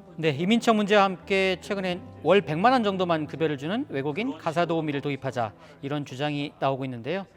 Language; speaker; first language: Korean; native; Korean